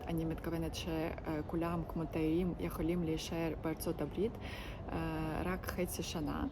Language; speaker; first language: Hebrew; non-native, learner; Ukrainian